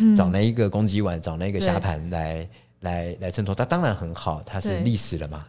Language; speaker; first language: Chinese; native; Chinese